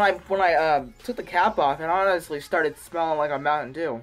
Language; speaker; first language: English; native; English